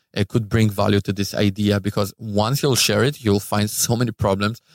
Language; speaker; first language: English; non-native, fluent; Hebrew